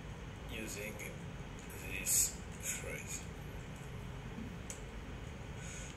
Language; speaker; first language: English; non-native, fluent; French